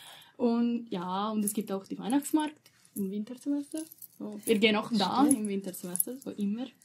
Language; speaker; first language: German; non-native, learner; Italian